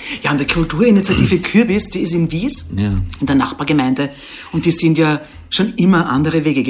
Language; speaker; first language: German; native; German